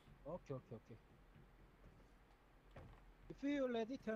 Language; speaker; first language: English; non-native, learner; Korean